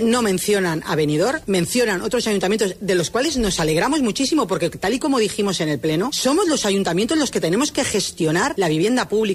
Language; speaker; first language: Spanish; native; Spanish